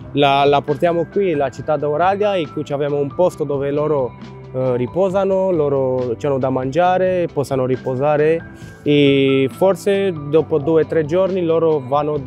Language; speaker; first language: Italian; non-native, learner; Romanian